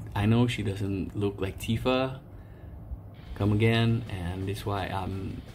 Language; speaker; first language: English; non-native, fluent; Indonesian